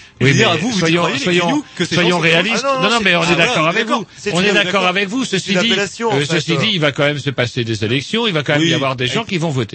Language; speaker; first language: French; native; French